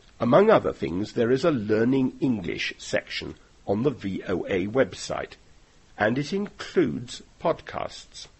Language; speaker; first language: English; native; English